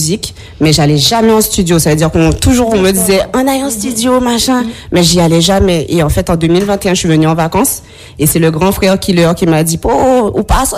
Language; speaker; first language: French; native; French